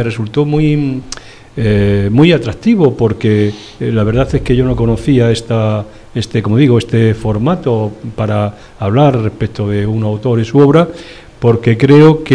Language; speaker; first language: Spanish; native; Spanish